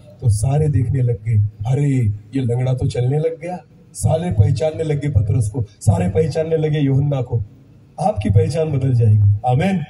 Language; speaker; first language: Hindi; non-native, local second language; Marathi